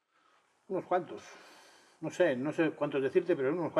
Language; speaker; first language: Spanish; native; Spanish